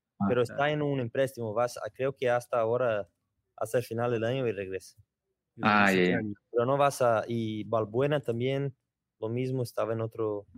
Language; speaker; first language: Spanish; non-native, learner; Portuguese